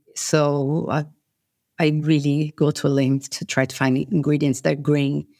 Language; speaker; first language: English; non-native, fluent; Portuguese